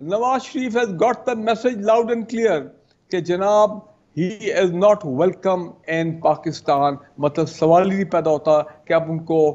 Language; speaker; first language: Urdu; native; Urdu